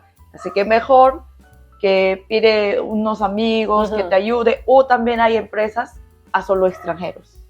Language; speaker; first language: Spanish; non-native, learner; Korean